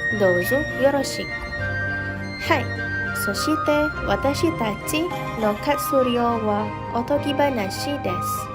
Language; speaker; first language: Japanese; non-native, learner; Malay